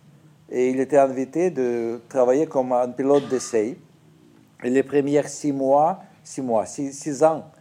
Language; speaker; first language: French; non-native, fluent; Russian